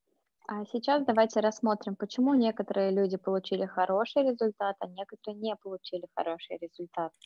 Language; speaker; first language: Russian; native; Russian